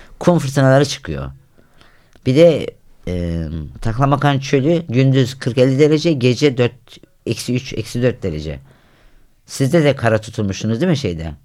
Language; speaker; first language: Turkish; native; Turkish